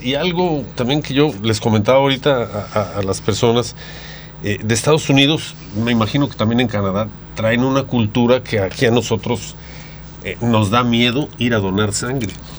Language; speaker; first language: Spanish; native; Spanish